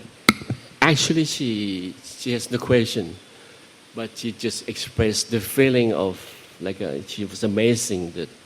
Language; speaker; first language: English; non-native, fluent; Thai